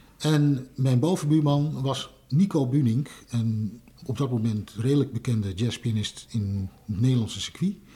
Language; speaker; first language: Dutch; native; Dutch